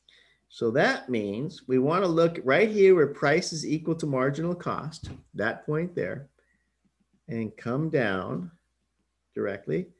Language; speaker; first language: English; native; English